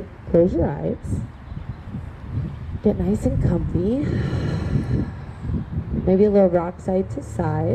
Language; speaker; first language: English; native; English